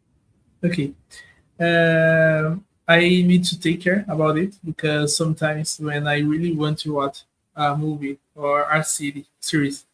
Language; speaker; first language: English; non-native, learner; Portuguese